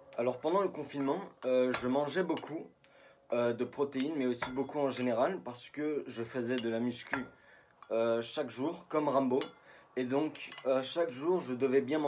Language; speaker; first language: French; non-native, fluent; English